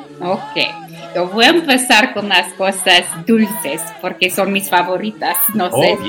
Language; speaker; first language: Spanish; non-native, learner; Afrikaans